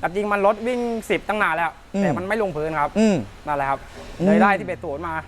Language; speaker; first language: Thai; native; Thai